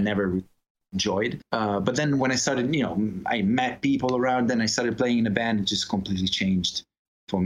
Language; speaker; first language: English; non-native, fluent; Italian